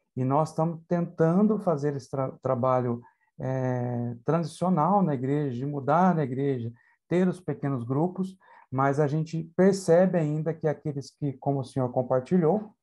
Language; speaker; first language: Portuguese; native; Portuguese